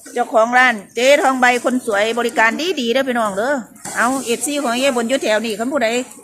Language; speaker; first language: Thai; native; Thai